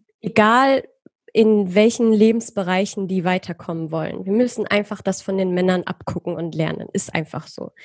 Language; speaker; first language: German; early bilingual, other home language; Persian